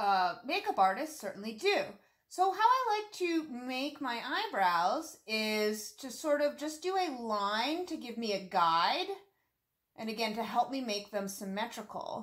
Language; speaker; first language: English; native; English